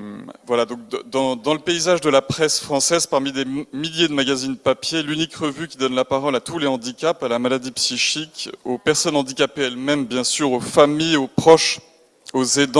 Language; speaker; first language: French; native; French